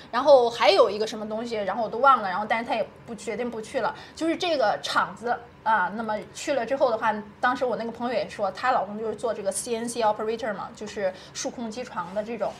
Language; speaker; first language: Chinese; native; Chinese